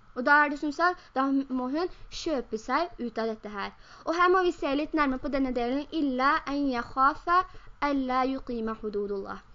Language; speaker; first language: Norwegian; early bilingual, other home language; Urdu